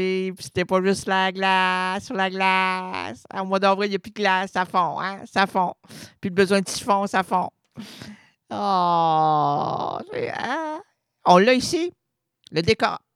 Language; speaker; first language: French; native; French